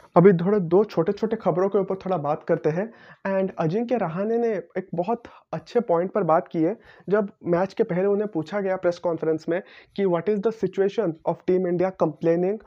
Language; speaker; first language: Hindi; non-native, local second language; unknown